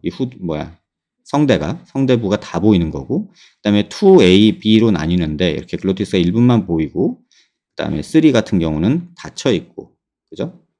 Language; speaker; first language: Korean; native; Korean